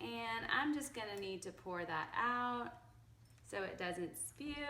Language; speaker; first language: English; early bilingual, other home language; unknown